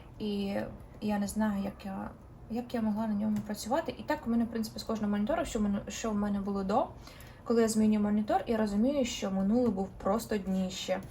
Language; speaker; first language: Ukrainian; non-native, local second language; Russian